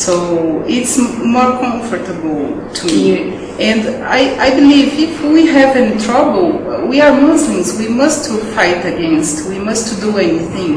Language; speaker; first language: English; non-native, fluent; Portuguese